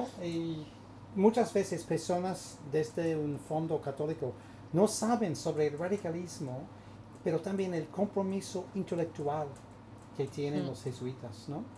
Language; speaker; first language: Spanish; non-native, fluent; English